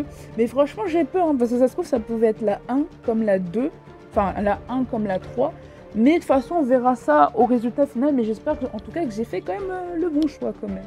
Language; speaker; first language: French; native; French